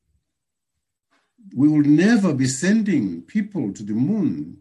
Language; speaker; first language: English; non-native, local second language; Shona